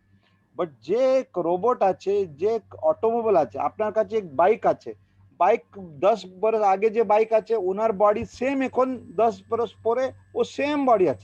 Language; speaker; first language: Bangla; non-native, learner; Hindi